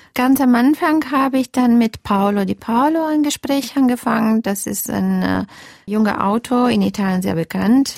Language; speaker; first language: German; non-native, fluent; Italian